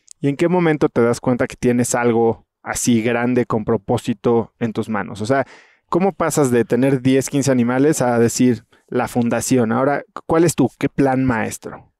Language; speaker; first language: Spanish; native; Spanish